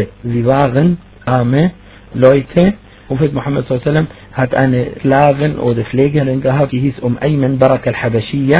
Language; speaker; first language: German; non-native, fluent; Arabic